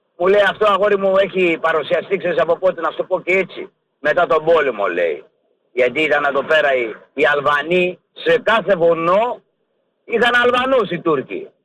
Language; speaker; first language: Greek; early bilingual, heritage; Greek